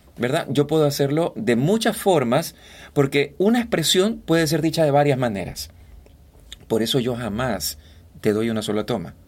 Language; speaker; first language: Spanish; native; Spanish